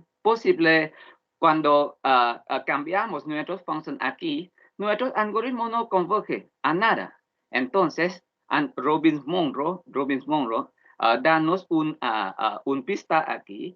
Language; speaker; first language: Spanish; non-native, learner; Vietnamese